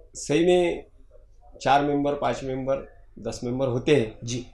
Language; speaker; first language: Hindi; non-native, local second language; Marathi